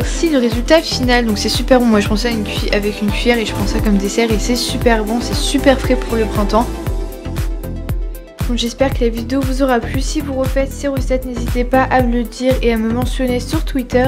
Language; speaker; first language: French; native; French